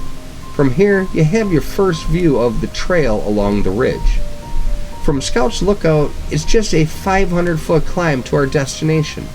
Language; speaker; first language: English; native; English